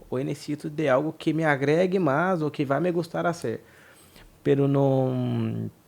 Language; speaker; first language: Spanish; non-native, fluent; Portuguese